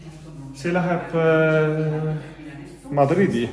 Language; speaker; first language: Estonian; non-native, learner; Spanish